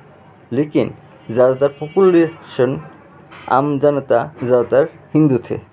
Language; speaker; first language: Hindi; non-native, fluent; Bangla